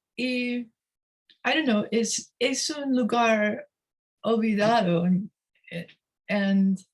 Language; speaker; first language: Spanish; non-native, learner; English